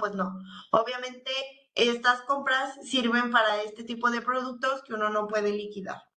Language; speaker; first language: Spanish; native; Spanish